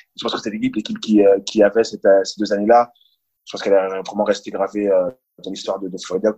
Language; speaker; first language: French; early bilingual, other home language; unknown